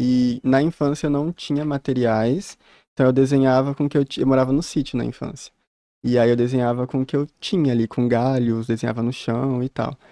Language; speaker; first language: Portuguese; native; Portuguese